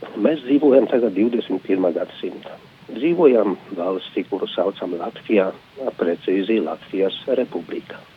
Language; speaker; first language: Latvian; non-native, fluent; Polish